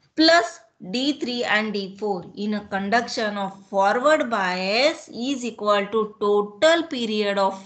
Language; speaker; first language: English; non-native, local second language; Marathi